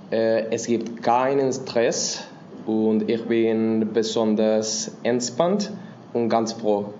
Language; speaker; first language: German; non-native, learner; Spanish